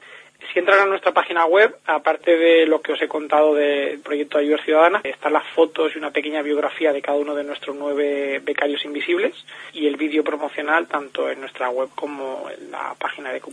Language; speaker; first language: Spanish; native; Spanish